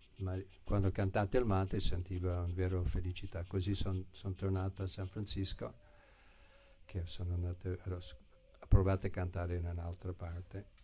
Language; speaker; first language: Italian; non-native, fluent; English